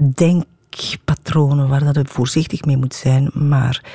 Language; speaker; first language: Dutch; native; Dutch